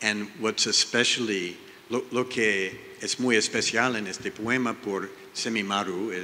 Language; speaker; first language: Spanish; non-native, learner; English